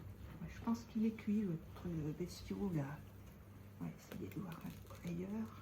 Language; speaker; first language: French; native; French